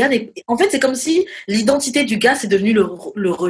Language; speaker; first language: French; native; French